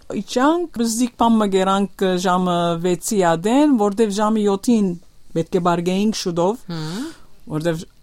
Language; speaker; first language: Armenian; early bilingual, heritage; Armenian